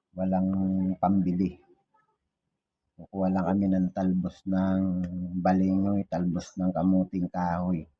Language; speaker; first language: Filipino; non-native, local second language; Bikol